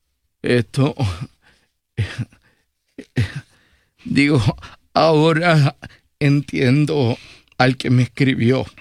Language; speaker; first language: Spanish; native; Spanish